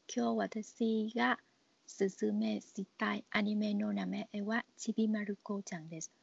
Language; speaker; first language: Japanese; non-native, learner; Vietnamese